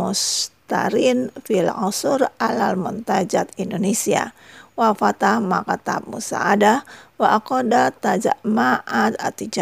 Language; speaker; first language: Arabic; non-native, fluent; Indonesian